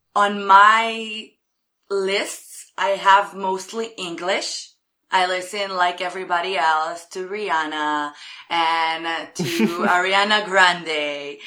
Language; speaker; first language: English; non-native, fluent; Hebrew